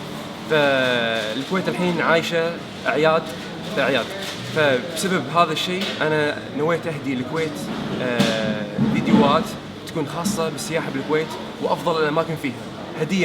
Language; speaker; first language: Arabic; native; Arabic